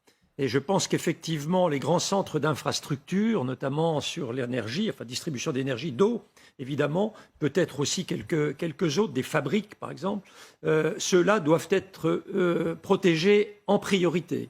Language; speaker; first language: French; native; French